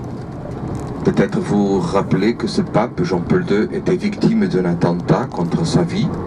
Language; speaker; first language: French; non-native, fluent; Portuguese